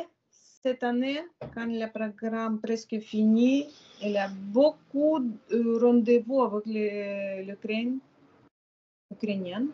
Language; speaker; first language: French; non-native, learner; Ukrainian